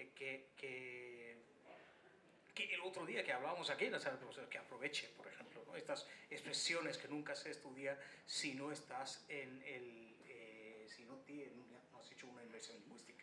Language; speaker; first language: Spanish; non-native, fluent; Bangla